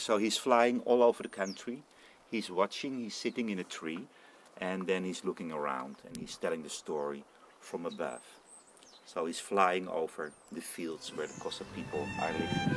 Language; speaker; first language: English; non-native, fluent; Dutch